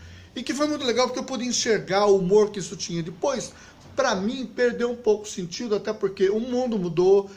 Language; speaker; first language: Portuguese; native; Portuguese